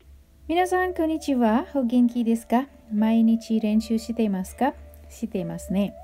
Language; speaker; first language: Japanese; non-native, fluent; Nepali